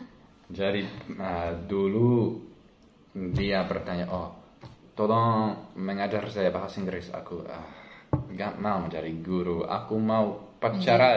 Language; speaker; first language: Indonesian; non-native, learner; English